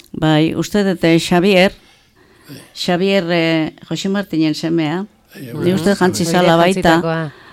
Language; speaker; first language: Basque; native; Basque